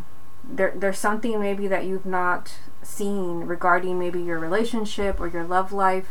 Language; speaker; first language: English; native; English